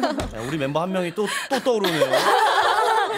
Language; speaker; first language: Korean; native; Korean